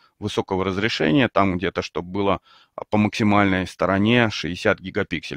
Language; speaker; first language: Russian; native; Russian